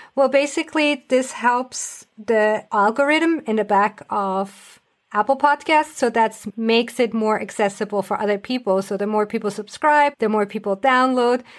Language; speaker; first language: English; non-native, fluent; German